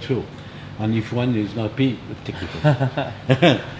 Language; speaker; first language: English; non-native, learner; French